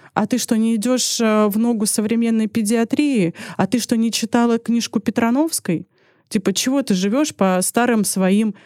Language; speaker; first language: Russian; early bilingual, other home language; Armenian